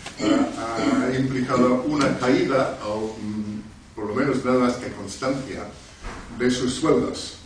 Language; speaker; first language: Spanish; non-native, fluent; English